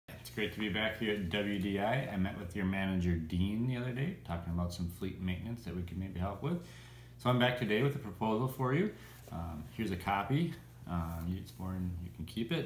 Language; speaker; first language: English; native; English